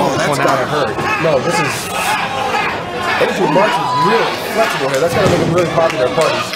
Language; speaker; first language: English; native; English